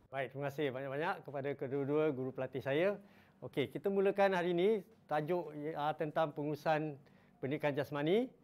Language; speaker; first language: Malay; non-native, local second language; Chinese